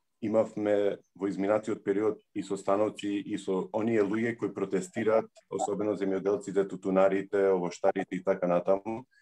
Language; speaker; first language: Macedonian; early bilingual, heritage; Macedonian